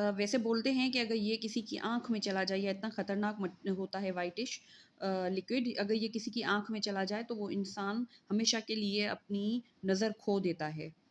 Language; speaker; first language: Urdu; non-native, local second language; Sindhi